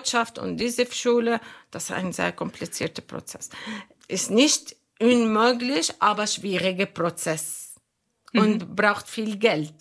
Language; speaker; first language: German; non-native, fluent; Arabic